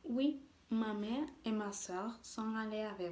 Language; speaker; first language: French; non-native, learner; Spanish